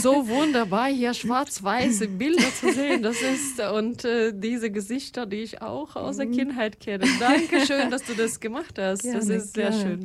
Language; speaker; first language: German; non-native, fluent; Russian